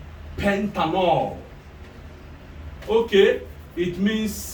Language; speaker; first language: English; non-native, local second language; Igbo